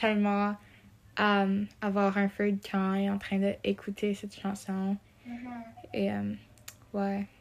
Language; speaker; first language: French; non-native, local second language; English